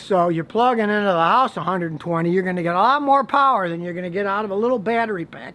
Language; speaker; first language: English; native; English